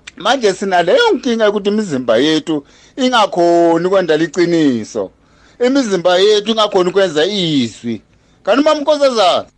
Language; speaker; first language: Zulu; non-native, local second language; Swati